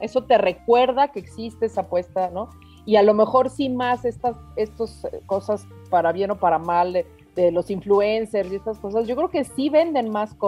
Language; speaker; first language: Spanish; native; Spanish